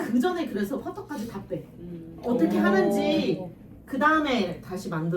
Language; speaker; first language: Korean; native; Korean